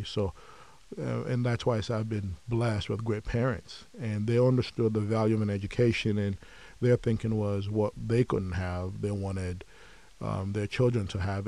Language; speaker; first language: English; non-native, local second language; Yoruba